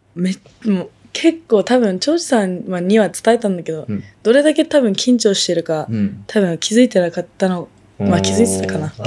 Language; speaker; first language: Japanese; non-native, local second language; English